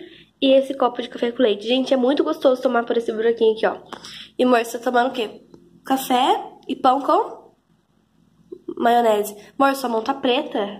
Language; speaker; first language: Portuguese; native; Portuguese